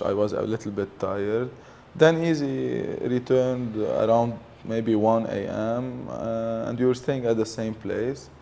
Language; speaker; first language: English; early bilingual, other home language; French